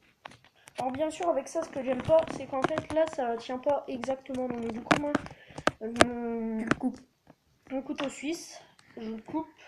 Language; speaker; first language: French; native; French